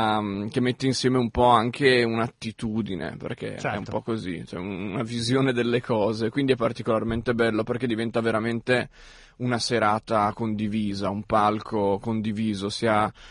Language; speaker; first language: Italian; native; Italian